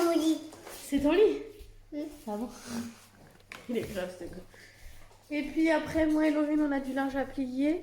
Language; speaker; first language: French; native; French